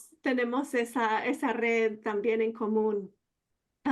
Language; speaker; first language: Spanish; non-native, fluent; English